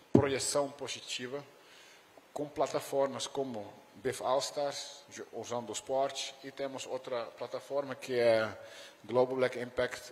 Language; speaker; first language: Portuguese; non-native, fluent; Dutch